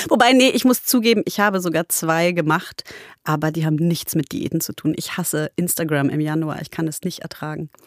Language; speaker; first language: German; early bilingual, other home language; Polish